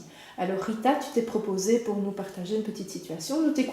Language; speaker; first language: French; native; French